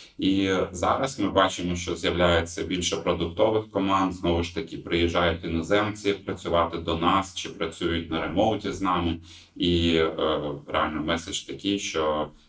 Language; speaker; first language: Ukrainian; non-native, local second language; Russian